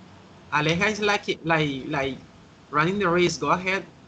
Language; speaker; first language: English; non-native, learner; Spanish